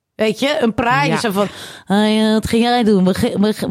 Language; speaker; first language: Dutch; native; Dutch